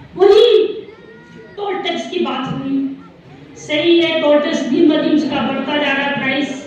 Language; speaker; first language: Hindi; native; Hindi